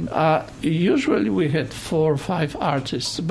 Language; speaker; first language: English; non-native, fluent; Polish